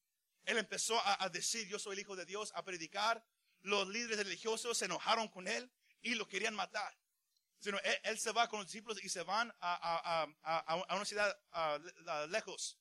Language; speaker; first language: Spanish; early bilingual, heritage; Spanish